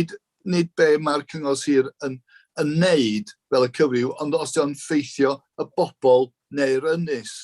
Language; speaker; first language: Welsh; native; Welsh